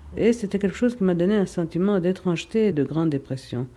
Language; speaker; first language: French; non-native, fluent; Greek